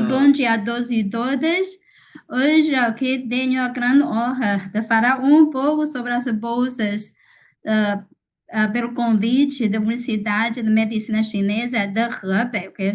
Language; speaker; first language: Portuguese; non-native, fluent; Chinese